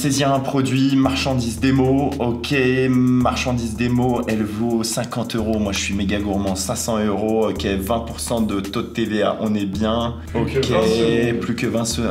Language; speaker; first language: French; native; French